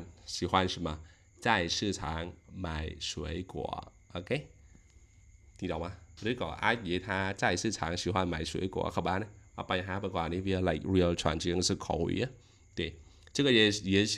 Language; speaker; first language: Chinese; non-native, learner; Khmer